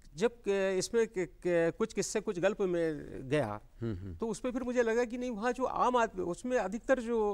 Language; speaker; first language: Hindi; native; Hindi